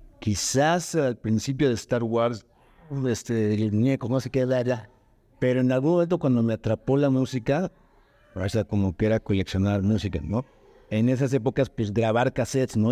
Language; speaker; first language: Spanish; native; Spanish